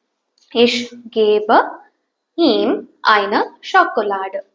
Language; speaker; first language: German; non-native, fluent; Tamil